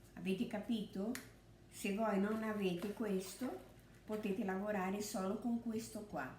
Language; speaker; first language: Italian; non-native, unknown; Portuguese